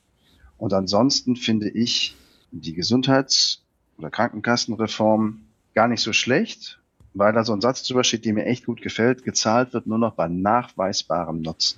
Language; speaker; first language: German; native; German